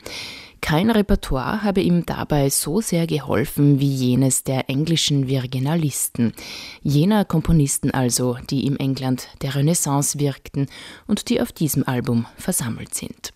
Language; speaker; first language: German; native; German